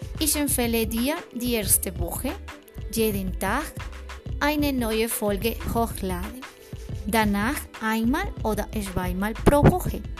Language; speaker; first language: German; non-native, fluent; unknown